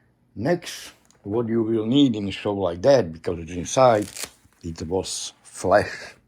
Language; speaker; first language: English; non-native, learner; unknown